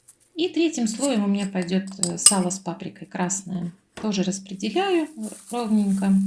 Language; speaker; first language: Russian; native; Russian